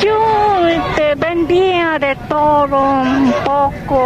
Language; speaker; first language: Spanish; non-native, local second language; Guarani